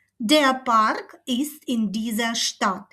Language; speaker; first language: German; non-native, fluent; Ukrainian